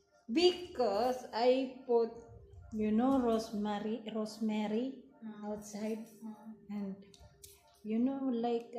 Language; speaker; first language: English; non-native, local second language; Filipino